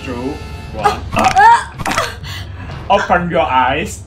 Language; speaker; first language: English; non-native, learner; Vietnamese